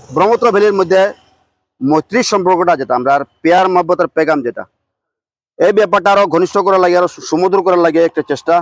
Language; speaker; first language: Bangla; non-native, local second language; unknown